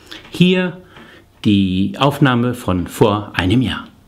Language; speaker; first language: German; native; German